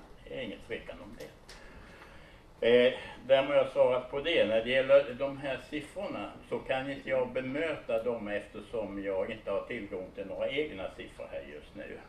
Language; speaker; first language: Swedish; native; Swedish